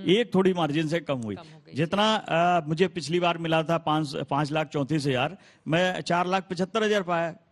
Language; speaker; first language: Hindi; native; Hindi